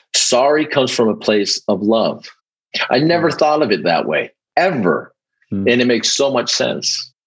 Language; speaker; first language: English; early bilingual, other home language; Polish